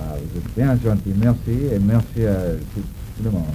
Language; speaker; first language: French; non-native, learner; English